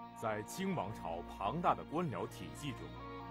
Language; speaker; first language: Chinese; native; Chinese